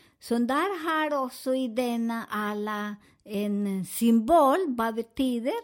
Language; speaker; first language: Swedish; non-native, learner; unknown